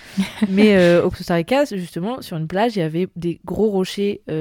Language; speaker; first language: French; native; French